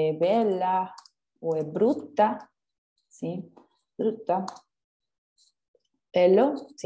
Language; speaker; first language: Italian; non-native, fluent; Spanish